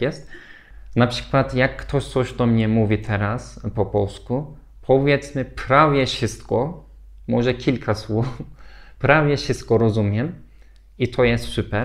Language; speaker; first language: Polish; non-native, learner; Turkish